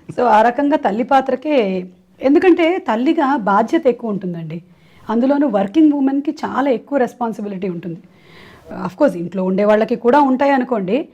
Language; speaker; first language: Telugu; non-native, local second language; Malayalam